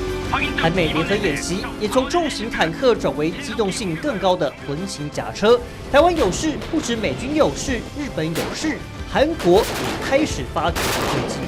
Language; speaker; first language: Chinese; native; Chinese